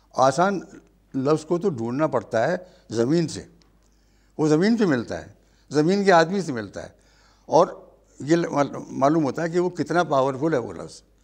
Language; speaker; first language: Urdu; native; Urdu